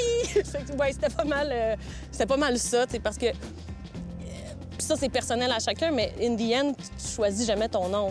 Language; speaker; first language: French; native; French